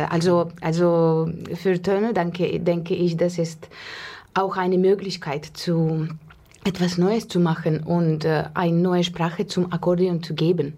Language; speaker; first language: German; non-native, learner; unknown